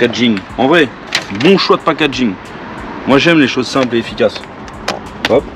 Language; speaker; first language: French; native; French